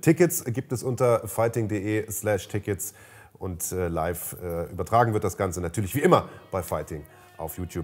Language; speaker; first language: German; native; German